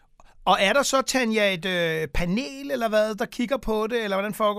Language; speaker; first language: Danish; native; Danish